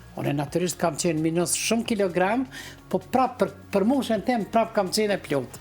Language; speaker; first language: Albanian; native; Albanian